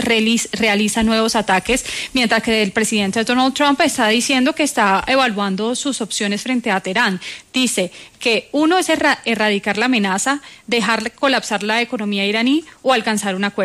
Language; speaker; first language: Spanish; native; Spanish